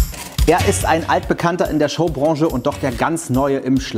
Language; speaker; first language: German; native; German